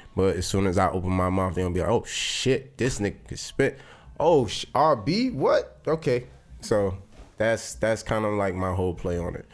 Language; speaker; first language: English; native; English